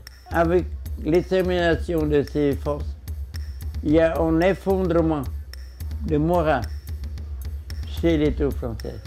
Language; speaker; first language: French; non-native, local second language; Vietnamese